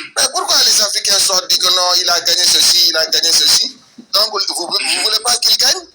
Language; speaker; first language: French; non-native, local second language; Wolof